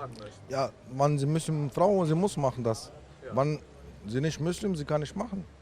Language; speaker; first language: German; non-native, learner; Kurdish